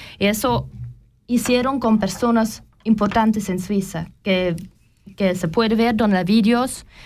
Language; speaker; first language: Spanish; non-native, learner; German